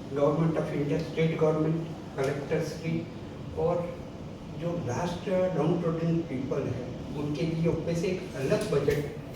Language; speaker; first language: Hindi; non-native, local second language; Gujarati